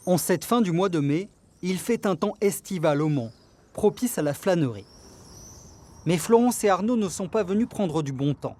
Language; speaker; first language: French; native; French